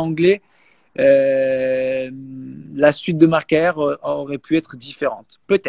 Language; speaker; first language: French; native; French